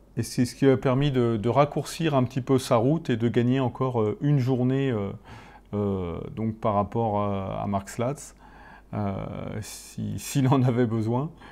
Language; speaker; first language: French; native; French